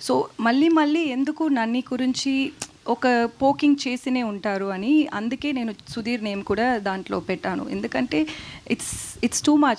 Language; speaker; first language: Telugu; non-native, fluent; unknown